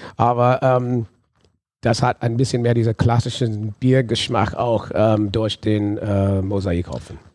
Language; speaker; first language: German; non-native, fluent; English